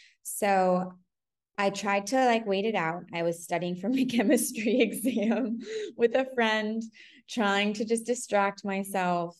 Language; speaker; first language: English; native; English